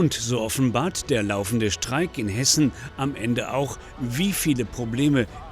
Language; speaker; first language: German; native; German